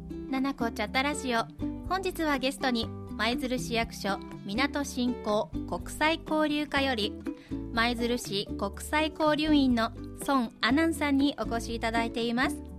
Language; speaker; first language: Japanese; native; Japanese